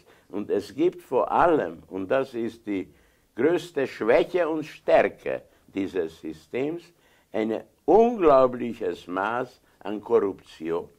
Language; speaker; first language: German; non-native, fluent; Hungarian